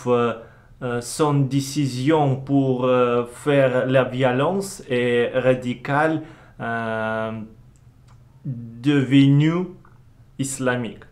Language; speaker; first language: French; non-native, learner; Russian